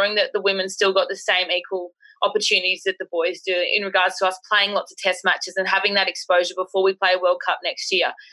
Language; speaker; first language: English; native; English